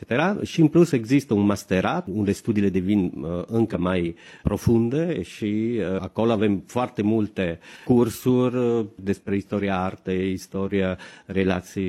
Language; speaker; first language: Romanian; non-native, fluent; Italian